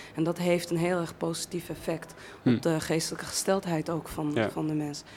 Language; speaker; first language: Dutch; native; Dutch